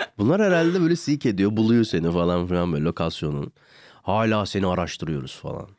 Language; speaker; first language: Turkish; native; Turkish